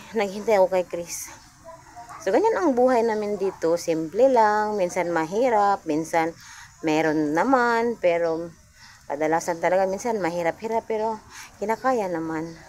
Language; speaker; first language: Filipino; non-native, local second language; Cebuano